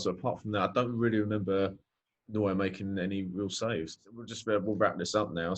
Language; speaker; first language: English; native; English